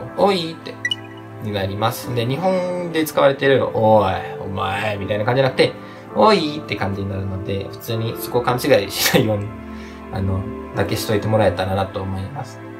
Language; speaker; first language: Japanese; early bilingual, other home language; Portuguese